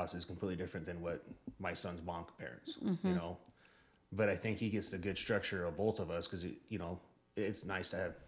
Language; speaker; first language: English; native; English